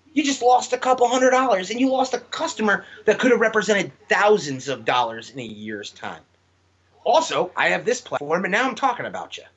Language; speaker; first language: English; native; English